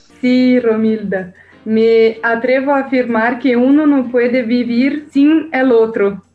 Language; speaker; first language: Spanish; non-native, learner; Portuguese